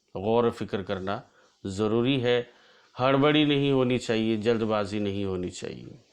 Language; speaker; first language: Hindi; non-native, local second language; Assamese